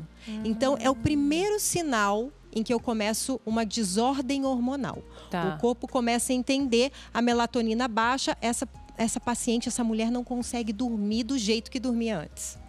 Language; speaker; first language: Portuguese; native; Portuguese